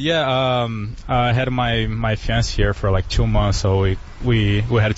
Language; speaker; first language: English; non-native, fluent; Portuguese